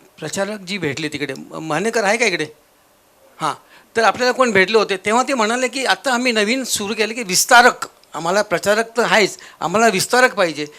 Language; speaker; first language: Marathi; non-native, local second language; Marwari